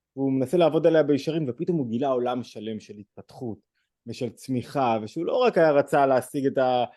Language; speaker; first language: Hebrew; native; Hebrew